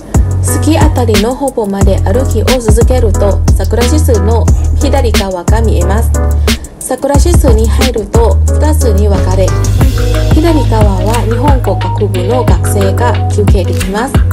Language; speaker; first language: Japanese; non-native, learner; Thai